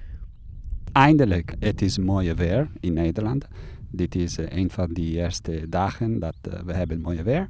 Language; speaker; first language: Dutch; non-native, fluent; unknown